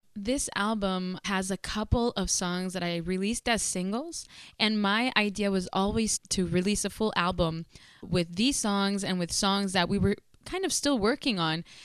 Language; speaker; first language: English; early bilingual, other home language; Spanish